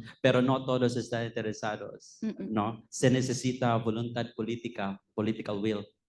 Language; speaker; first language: Spanish; non-native, fluent; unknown